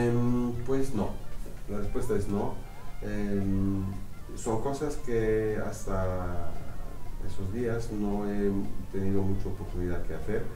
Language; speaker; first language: Spanish; non-native, fluent; French